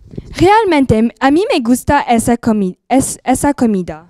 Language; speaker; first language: Spanish; non-native, learner; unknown